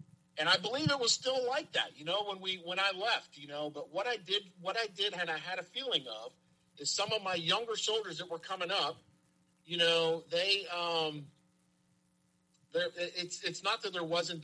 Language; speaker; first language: English; native; English